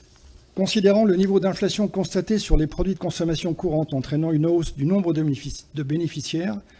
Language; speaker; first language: French; native; French